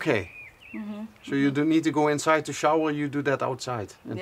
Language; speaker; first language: English; non-native, fluent; Dutch